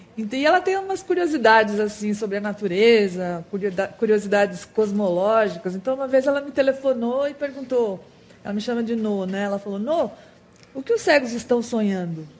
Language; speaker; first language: Portuguese; native; Portuguese